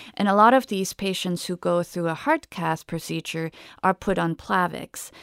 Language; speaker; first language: English; non-native, fluent; German